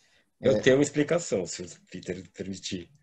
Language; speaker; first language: Portuguese; native; Portuguese